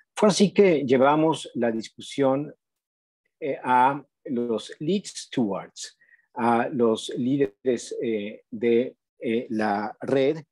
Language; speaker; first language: Spanish; native; Spanish